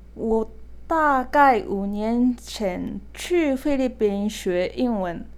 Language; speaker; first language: Chinese; non-native, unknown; Japanese